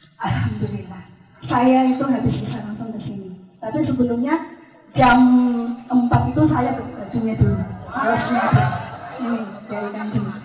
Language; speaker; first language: Indonesian; non-native, local second language; Buginese